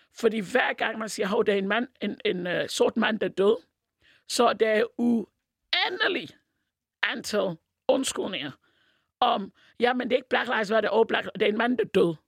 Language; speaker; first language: Danish; non-native, fluent; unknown